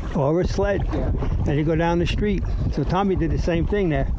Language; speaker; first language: English; native; English